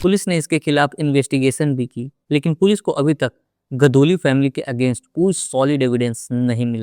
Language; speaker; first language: Hindi; native; Hindi